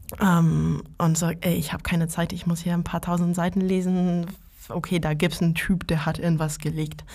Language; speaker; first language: German; non-native, fluent; French